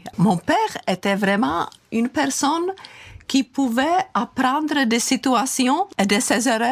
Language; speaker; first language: French; non-native, fluent; Czech